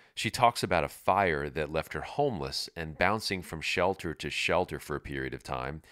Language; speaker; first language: English; native; English